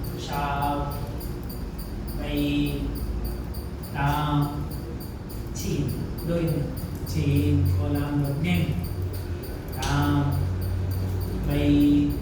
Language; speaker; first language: Vietnamese; non-native, learner; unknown